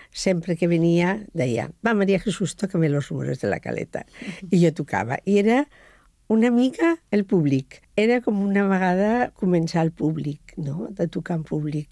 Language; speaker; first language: Catalan; non-native, local second language; Spanish